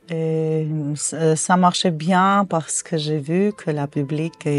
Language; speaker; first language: French; non-native, fluent; Armenian